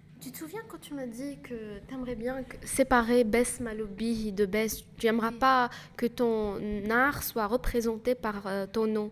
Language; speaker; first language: French; non-native, local second language; Arabic